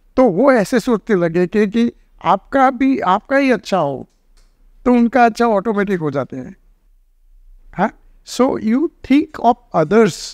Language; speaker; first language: Hindi; non-native, local second language; Gujarati